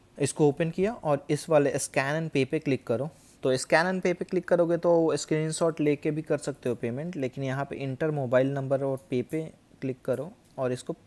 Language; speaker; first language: Hindi; native; Hindi